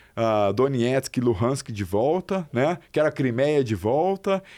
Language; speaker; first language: Portuguese; native; Portuguese